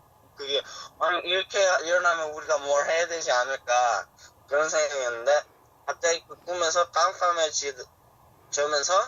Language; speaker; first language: Korean; early bilingual, heritage; Korean